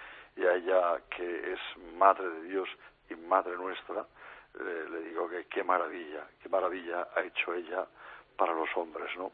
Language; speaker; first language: Spanish; native; Spanish